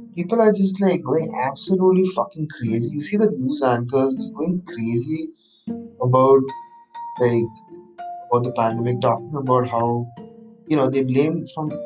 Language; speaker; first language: English; non-native, local second language; Malayalam